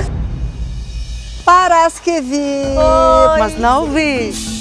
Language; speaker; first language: Portuguese; non-native, fluent; Greek